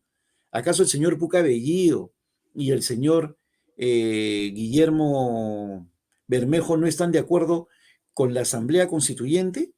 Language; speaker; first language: Spanish; native; Spanish